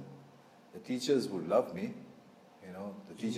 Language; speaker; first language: English; non-native, local second language; Bangla